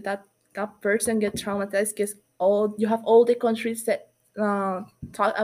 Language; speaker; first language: English; non-native, learner; Spanish